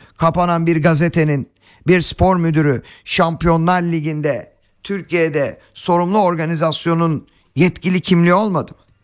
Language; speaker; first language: Turkish; native; Turkish